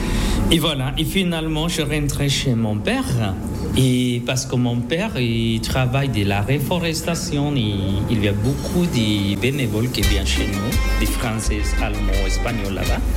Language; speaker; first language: French; non-native, learner; Spanish